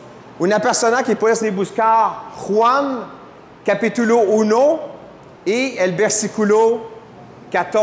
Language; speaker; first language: Spanish; non-native, fluent; French